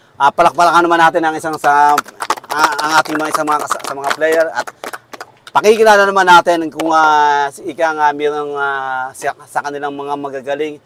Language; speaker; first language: Filipino; native; Filipino